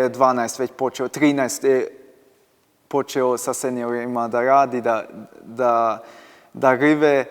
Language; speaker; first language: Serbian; non-native, local second language; Hungarian